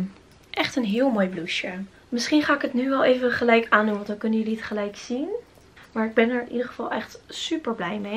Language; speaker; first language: Dutch; native; Dutch